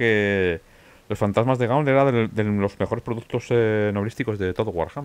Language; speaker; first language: Spanish; native; Spanish